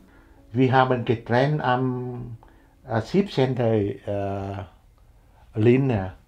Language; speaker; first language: German; non-native, learner; Vietnamese